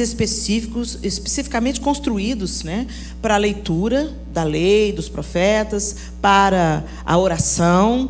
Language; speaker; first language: Portuguese; native; Portuguese